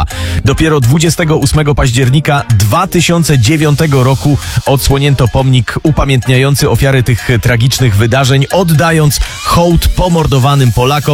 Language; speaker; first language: Polish; native; Polish